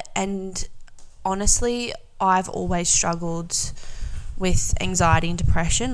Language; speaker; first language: English; native; English